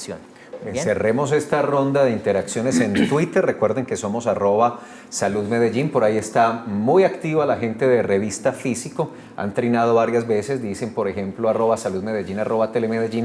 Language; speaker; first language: Spanish; native; Spanish